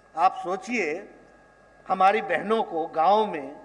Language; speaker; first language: Hindi; native; Hindi